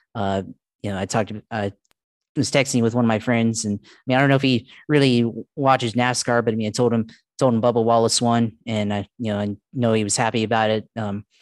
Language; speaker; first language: English; early bilingual, other home language; Filipino